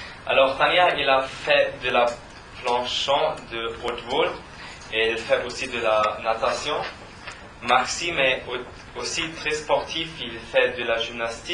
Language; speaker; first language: French; non-native, learner; German